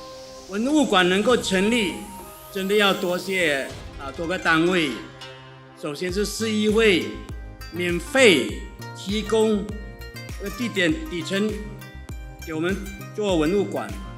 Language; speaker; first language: Chinese; native; Chinese